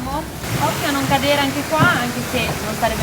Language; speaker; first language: Italian; native; Italian